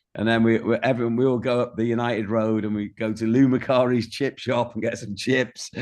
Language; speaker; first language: English; native; English